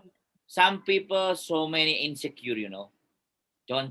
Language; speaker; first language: English; non-native, learner; Indonesian